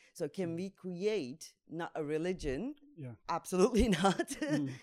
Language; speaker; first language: English; non-native, fluent; Turkish